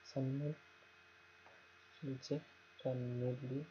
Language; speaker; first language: Korean; non-native, learner; Nepali